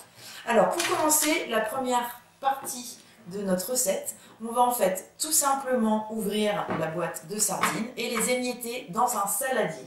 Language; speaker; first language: French; native; French